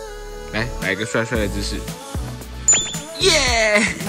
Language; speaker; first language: Chinese; native; Chinese